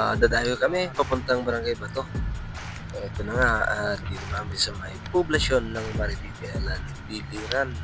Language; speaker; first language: Filipino; non-native, local second language; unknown